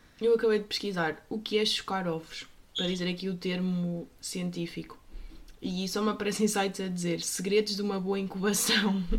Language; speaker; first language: Portuguese; native; Portuguese